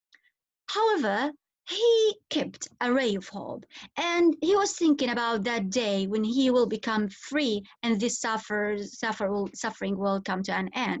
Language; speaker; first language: English; non-native, fluent; Arabic